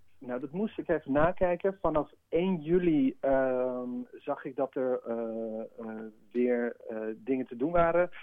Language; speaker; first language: Dutch; native; Dutch